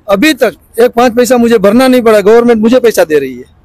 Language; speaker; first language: Hindi; non-native, local second language; Gujarati